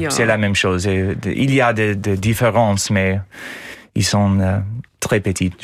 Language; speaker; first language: French; non-native, learner; English